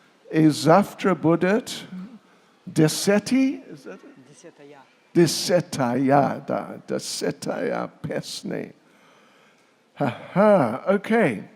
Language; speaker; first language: Russian; non-native, learner; English